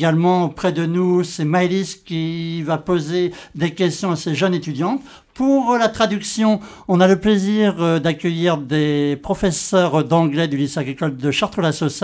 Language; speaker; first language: French; native; French